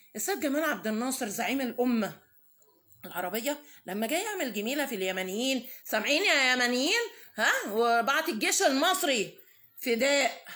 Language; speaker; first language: Egyptian Arabic; native; Egyptian Arabic